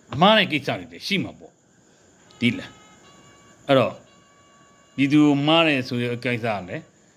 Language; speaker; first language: Burmese; native; Burmese